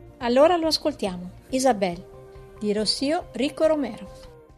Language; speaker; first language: Italian; native; Italian